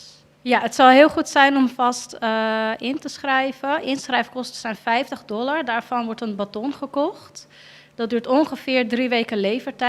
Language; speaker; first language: Dutch; native; Dutch